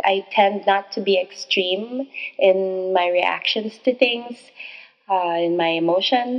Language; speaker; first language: English; non-native, local second language; Filipino